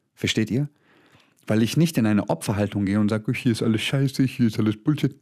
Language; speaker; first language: German; early bilingual, other home language; Croatian